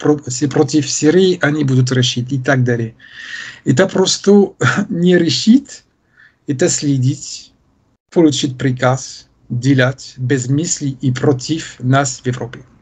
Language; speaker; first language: Russian; non-native, fluent; French